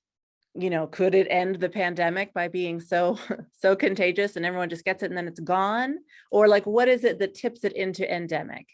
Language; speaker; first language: English; native; English